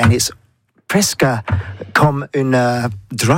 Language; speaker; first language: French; non-native, learner; English